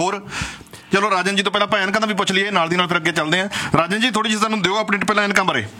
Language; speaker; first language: Punjabi; native; Punjabi